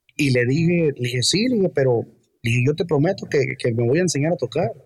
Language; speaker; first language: Spanish; early bilingual, heritage; Spanish